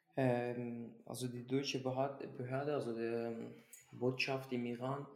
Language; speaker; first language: German; early bilingual, other home language; Persian